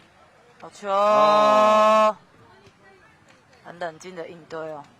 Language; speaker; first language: Chinese; native; Chinese